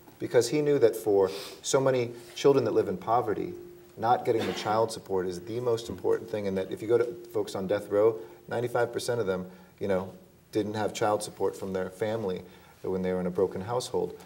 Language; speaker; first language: English; native; English